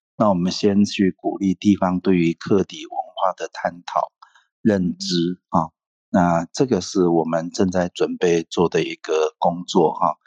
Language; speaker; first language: Chinese; non-native, local second language; Hakka Chinese